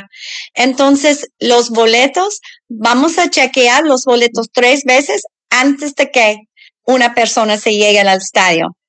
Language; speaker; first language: Spanish; non-native, learner; English